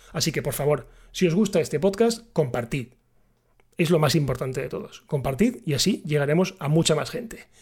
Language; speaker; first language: Spanish; native; Spanish